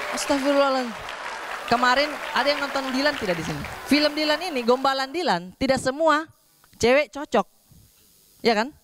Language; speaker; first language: Indonesian; native; Indonesian